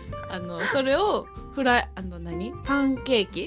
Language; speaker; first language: Japanese; native; Japanese